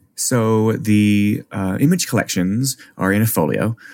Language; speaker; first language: English; native; English